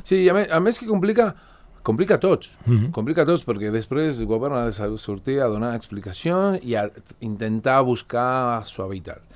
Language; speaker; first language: Catalan; non-native, fluent; Spanish